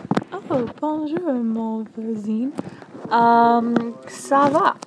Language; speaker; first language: French; non-native, learner; English